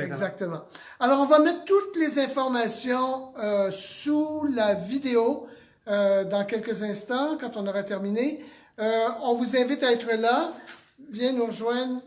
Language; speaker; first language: French; native; French